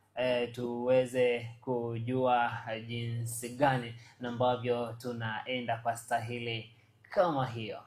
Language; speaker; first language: Swahili; non-native, local second language; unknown